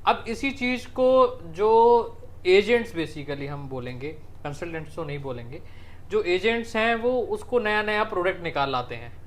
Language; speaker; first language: Hindi; non-native, local second language; Punjabi